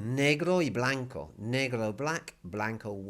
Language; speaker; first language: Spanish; non-native, fluent; English